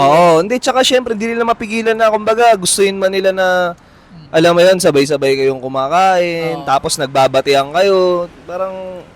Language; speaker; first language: Filipino; native; Filipino